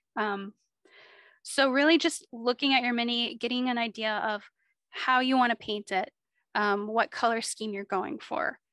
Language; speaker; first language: English; native; English